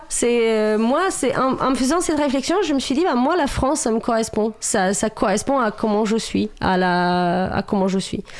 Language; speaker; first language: French; non-native, fluent; Romanian